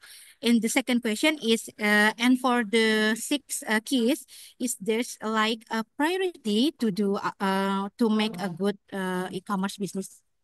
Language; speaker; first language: English; non-native, learner; Indonesian